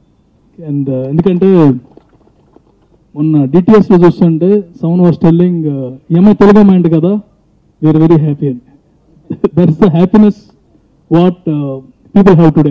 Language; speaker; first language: Telugu; native; Telugu